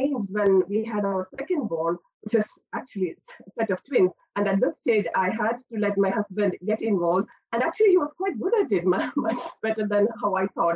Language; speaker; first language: English; non-native, local second language; Malayalam